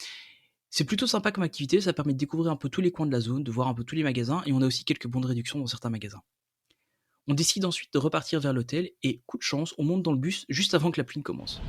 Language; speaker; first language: French; native; French